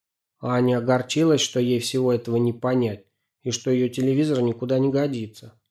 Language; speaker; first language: Russian; native; Russian